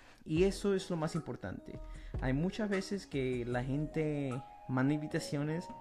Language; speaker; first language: Spanish; early bilingual, heritage; Spanish